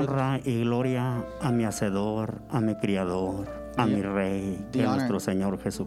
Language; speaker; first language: Spanish; native; Spanish